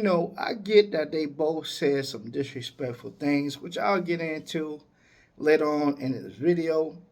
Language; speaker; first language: English; native; English